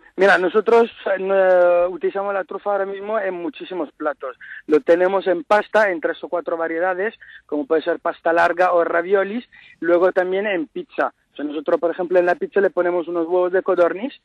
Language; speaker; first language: Spanish; non-native, fluent; Italian